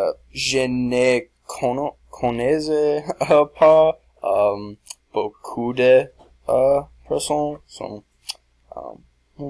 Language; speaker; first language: French; non-native, learner; English